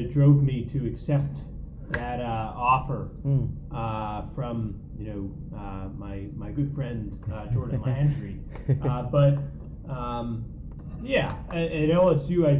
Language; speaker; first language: English; native; English